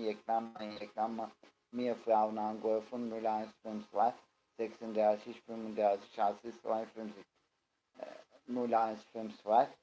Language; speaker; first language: German; non-native, learner; Turkish